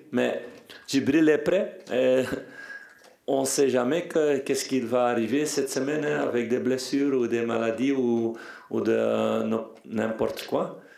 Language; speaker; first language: French; non-native, fluent; Dutch